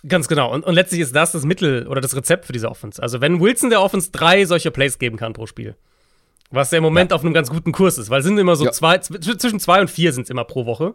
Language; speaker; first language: German; native; German